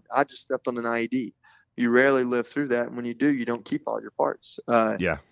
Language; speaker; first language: English; native; English